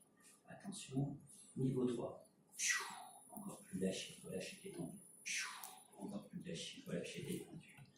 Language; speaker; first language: French; native; French